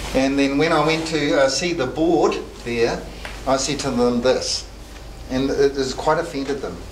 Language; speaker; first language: English; native; English